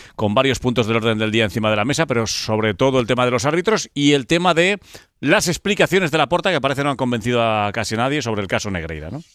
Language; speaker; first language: Spanish; native; Spanish